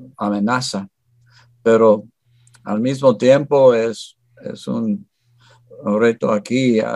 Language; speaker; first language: Spanish; non-native, fluent; English